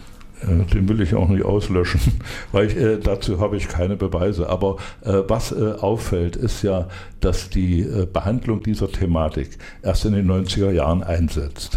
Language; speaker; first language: German; native; German